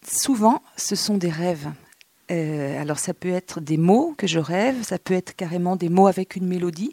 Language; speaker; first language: French; native; French